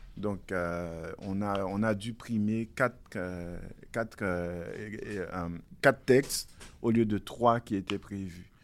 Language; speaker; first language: French; non-native, local second language; Haitian Creole